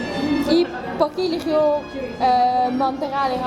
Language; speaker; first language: Spanish; non-native, learner; French